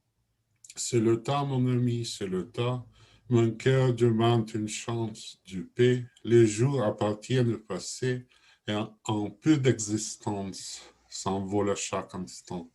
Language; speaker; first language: French; non-native, learner; Russian